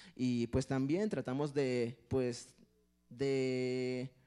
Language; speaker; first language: Spanish; non-native, local second language; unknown